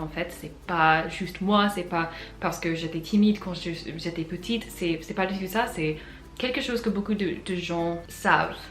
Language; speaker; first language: French; non-native, fluent; English